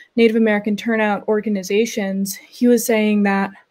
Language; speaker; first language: English; native; English